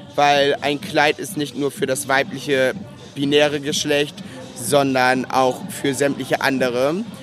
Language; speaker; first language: German; native; German